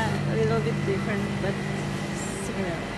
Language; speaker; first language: English; non-native, learner; Indonesian